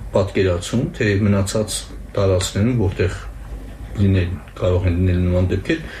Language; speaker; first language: Armenian; native; Armenian